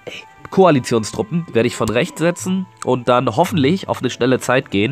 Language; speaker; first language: German; native; German